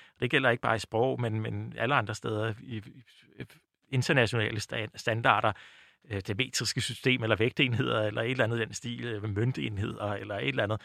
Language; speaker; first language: Danish; native; Danish